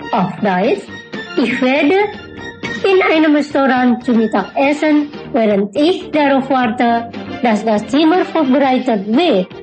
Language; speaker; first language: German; non-native, learner; Indonesian